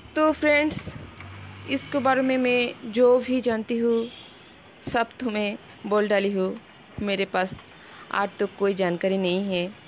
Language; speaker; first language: Hindi; non-native, local second language; Bangla